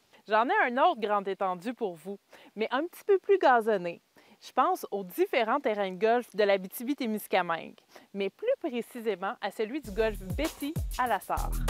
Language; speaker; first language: French; native; French